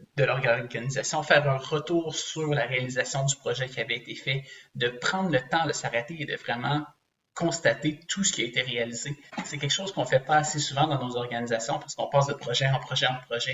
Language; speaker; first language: French; native; French